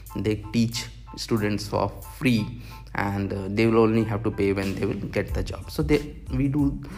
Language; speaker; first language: English; non-native, local second language; Hindi